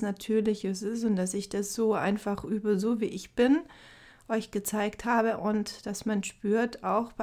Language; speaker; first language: German; native; German